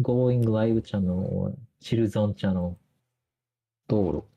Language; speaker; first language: English; non-native, fluent; Japanese